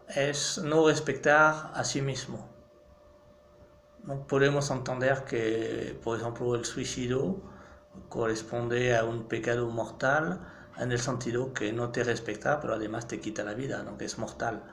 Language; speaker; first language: Spanish; non-native, fluent; French